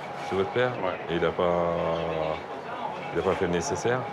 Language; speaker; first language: French; native; French